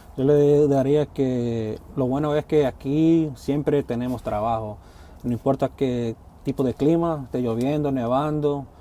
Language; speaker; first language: Spanish; early bilingual, heritage; Spanish